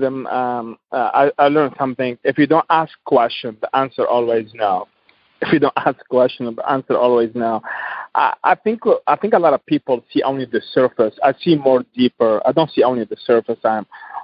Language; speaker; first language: English; non-native, learner; Arabic